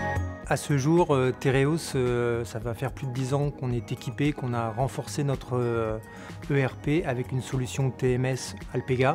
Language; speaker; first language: French; native; French